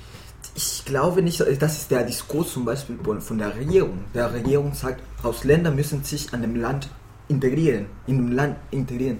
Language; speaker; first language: German; non-native, fluent; Spanish